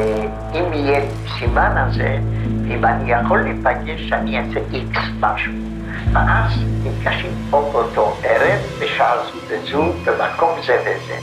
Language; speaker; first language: Hebrew; non-native, fluent; Polish